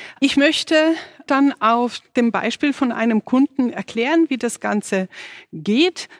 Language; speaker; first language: German; non-native, fluent; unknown